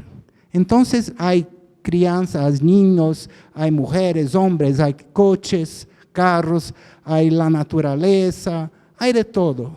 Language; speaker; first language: Spanish; non-native, fluent; Portuguese